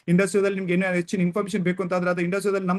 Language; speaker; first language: Kannada; native; Kannada